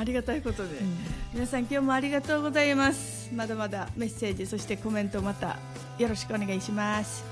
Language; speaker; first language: Japanese; native; Japanese